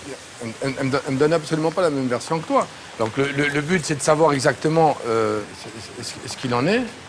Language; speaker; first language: French; native; French